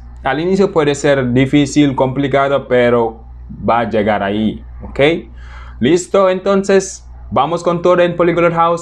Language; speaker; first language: Spanish; non-native, fluent; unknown